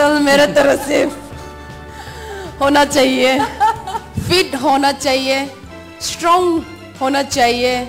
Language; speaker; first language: Hindi; non-native, local second language; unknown